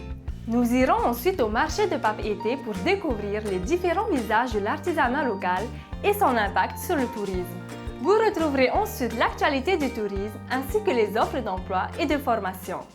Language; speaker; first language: French; native; French